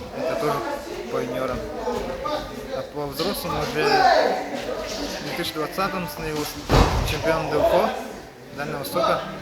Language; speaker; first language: Russian; non-native, local second language; Yakut